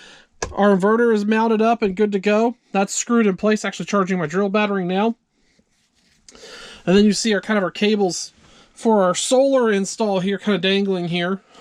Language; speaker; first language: English; native; English